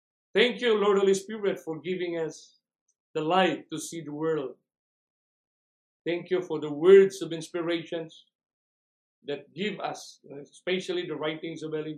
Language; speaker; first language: English; non-native, local second language; Filipino